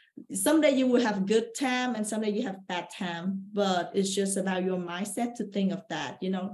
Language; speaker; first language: English; non-native, fluent; Vietnamese